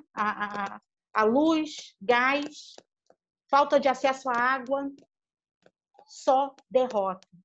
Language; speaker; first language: Portuguese; native; Portuguese